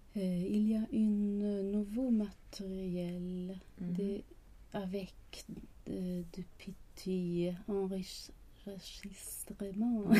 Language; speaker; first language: French; non-native, learner; Swedish